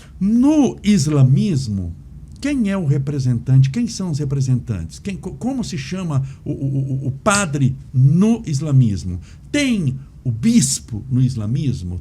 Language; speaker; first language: Portuguese; native; Portuguese